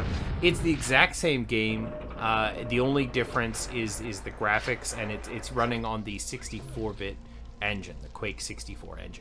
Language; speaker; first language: English; native; English